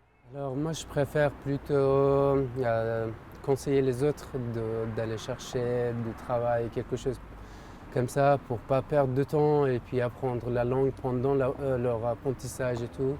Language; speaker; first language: French; non-native, fluent; Persian